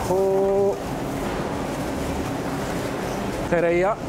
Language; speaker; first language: Turkish; non-native, learner; Italian